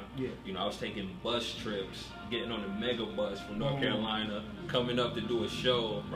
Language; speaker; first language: English; native; English